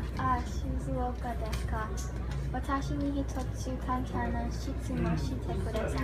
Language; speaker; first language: Japanese; non-native, learner; English